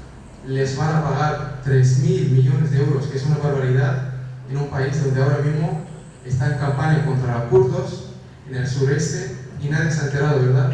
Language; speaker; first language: Spanish; non-native, fluent; Kurdish